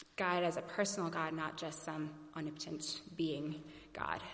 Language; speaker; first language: English; native; English